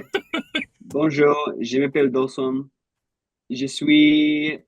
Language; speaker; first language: French; non-native, learner; English